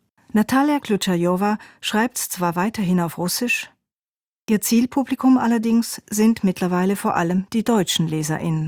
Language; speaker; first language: German; native; German